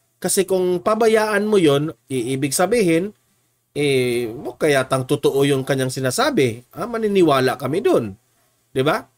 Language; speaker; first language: Filipino; non-native, local second language; Cebuano